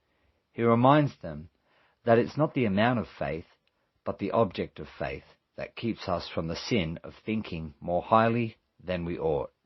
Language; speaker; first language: English; native; English